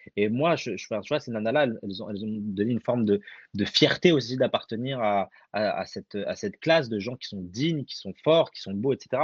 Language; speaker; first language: French; early bilingual, other home language; Arabic